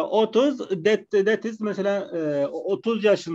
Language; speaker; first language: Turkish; non-native, fluent; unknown